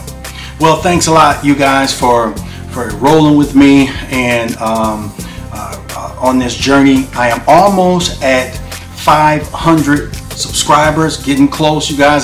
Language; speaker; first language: English; native; English